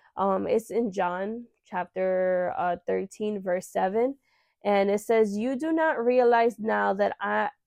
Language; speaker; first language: English; early bilingual, other home language; Spanish